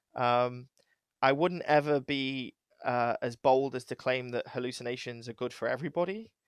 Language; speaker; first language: English; native; English